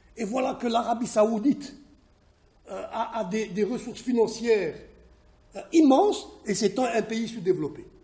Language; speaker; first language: French; non-native, local second language; Arabic